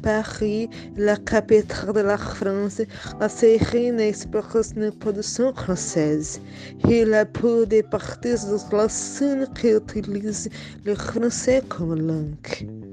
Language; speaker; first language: French; non-native, learner; Portuguese